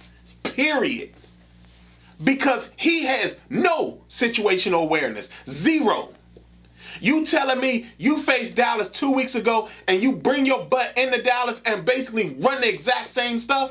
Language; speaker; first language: English; native; English